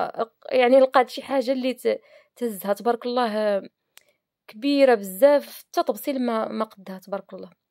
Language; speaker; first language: Arabic; native; Arabic